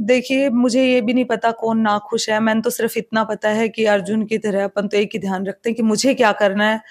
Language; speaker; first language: Hindi; native; Hindi